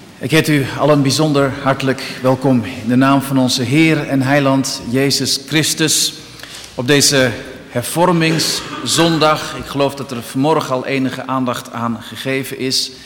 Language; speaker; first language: Dutch; native; Dutch